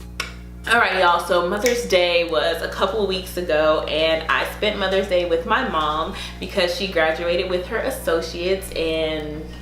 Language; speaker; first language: English; native; English